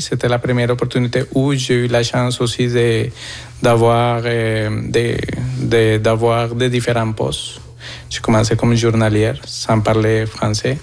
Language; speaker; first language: French; non-native, fluent; Spanish